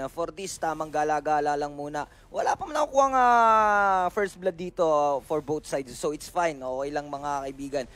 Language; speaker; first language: Filipino; native; Filipino